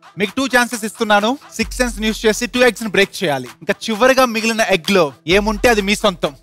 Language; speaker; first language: Telugu; native; Telugu